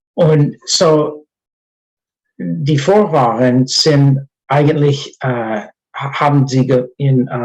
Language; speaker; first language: German; non-native, learner; English